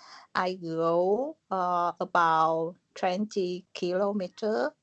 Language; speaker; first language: English; non-native, learner; Vietnamese